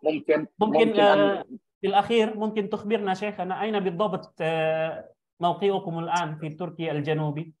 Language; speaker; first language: Arabic; non-native, fluent; Indonesian